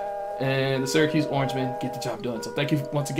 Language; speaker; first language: English; native; English